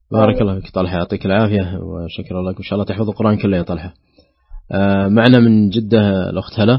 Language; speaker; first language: Arabic; native; Arabic